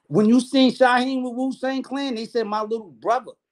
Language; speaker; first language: English; native; English